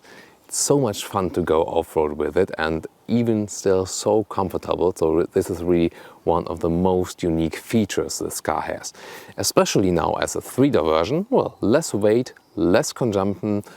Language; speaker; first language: English; non-native, fluent; German